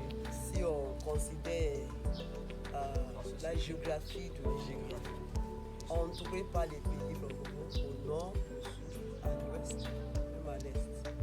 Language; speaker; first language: French; non-native, fluent; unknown